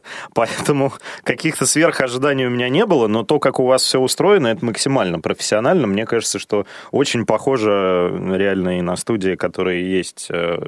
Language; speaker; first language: Russian; native; Russian